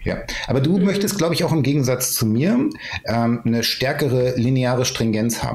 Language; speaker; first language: German; native; German